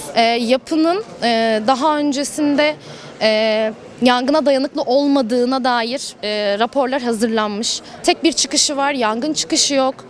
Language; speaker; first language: Turkish; native; Turkish